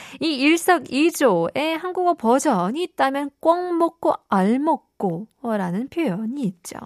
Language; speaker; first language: Korean; native; Korean